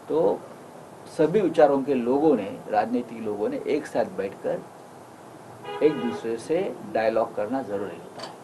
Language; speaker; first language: Hindi; non-native, local second language; Marathi